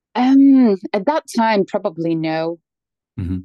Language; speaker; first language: English; non-native, fluent; Polish